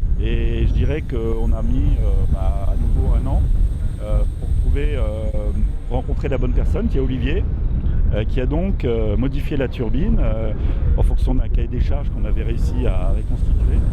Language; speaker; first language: French; native; French